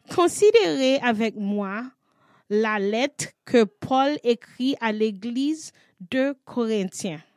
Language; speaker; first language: French; non-native, learner; English